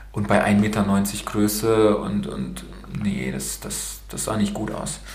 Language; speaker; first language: German; early bilingual, other home language; Romanian